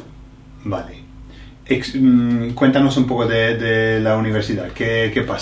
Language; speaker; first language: Spanish; non-native, fluent; English